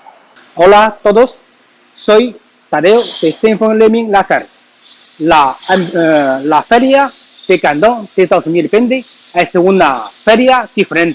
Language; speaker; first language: Spanish; non-native, learner; Chinese